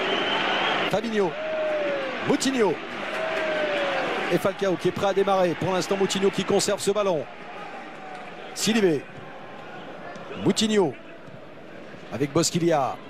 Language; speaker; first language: French; native; French